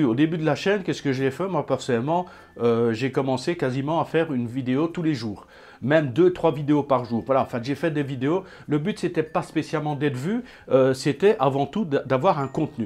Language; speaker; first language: French; native; French